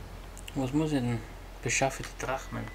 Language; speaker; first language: German; native; German